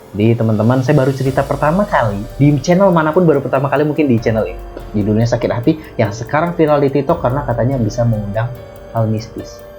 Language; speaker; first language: Indonesian; native; Indonesian